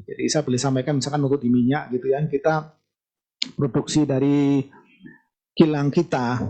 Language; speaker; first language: Indonesian; native; Indonesian